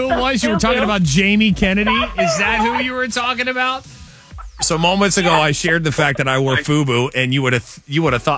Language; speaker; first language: English; native; English